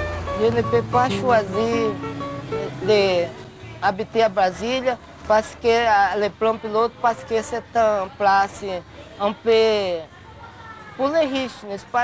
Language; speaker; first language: French; non-native, learner; Portuguese